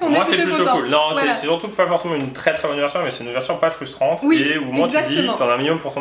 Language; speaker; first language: French; native; French